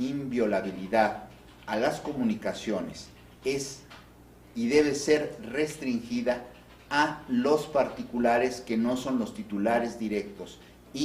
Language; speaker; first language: Spanish; native; Spanish